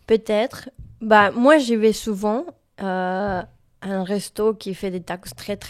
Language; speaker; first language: French; non-native, learner; Spanish